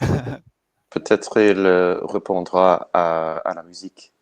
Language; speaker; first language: French; non-native, learner; English